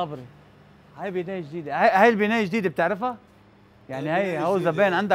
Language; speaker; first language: Arabic; native; Arabic